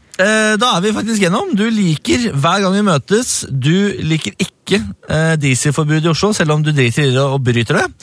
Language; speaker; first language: Norwegian; native; Norwegian